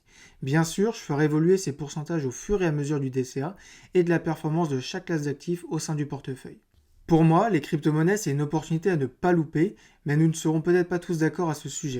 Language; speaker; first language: French; native; French